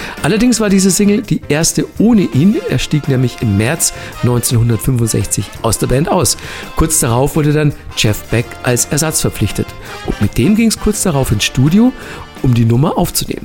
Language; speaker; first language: German; native; German